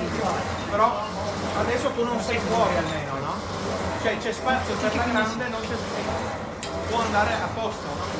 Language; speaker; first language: Italian; native; Italian